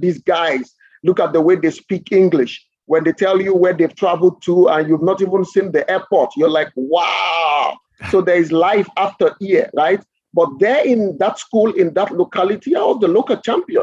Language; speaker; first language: English; non-native, local second language; Yoruba